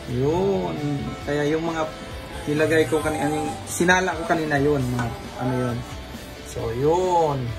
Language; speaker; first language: Filipino; non-native, local second language; Cebuano